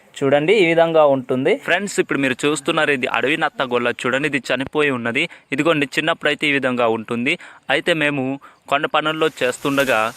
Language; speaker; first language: Telugu; non-native, local second language; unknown